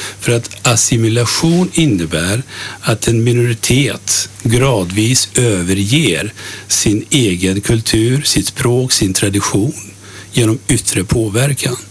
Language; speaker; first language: Swedish; early bilingual, other home language; Turkish